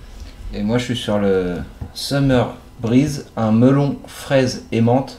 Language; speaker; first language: French; native; French